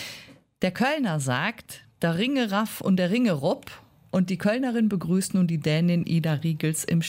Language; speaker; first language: German; native; German